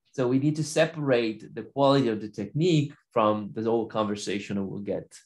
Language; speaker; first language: English; non-native, fluent; Italian